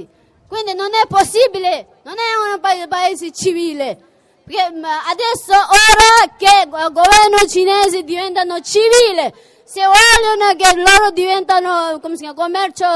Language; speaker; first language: Italian; non-native, fluent; Tibetan